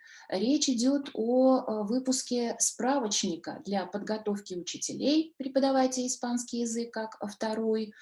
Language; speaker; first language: Russian; native; Russian